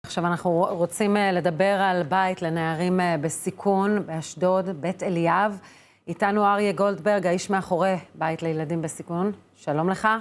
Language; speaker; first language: Hebrew; native; Hebrew